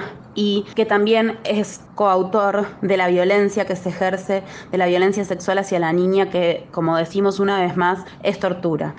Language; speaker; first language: Spanish; native; Spanish